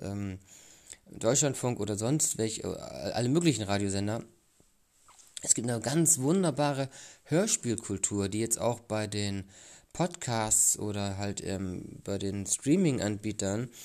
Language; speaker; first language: German; native; German